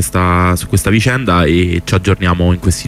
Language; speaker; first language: Italian; native; Italian